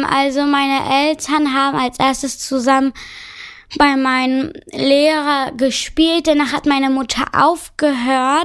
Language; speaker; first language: German; early bilingual, other home language; Turkish